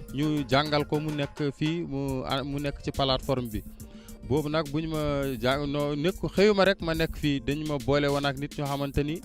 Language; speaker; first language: Wolof; non-native, local second language; Fula